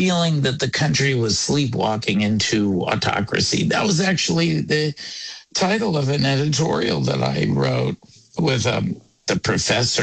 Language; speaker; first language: English; non-native, local second language; Yiddish